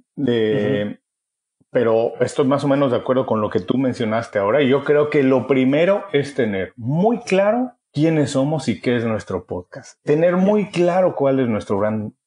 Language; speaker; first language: Spanish; native; Spanish